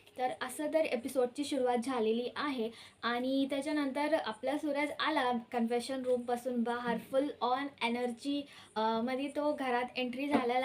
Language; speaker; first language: Marathi; early bilingual, heritage; Marathi